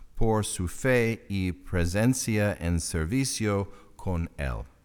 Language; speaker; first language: Spanish; non-native, learner; English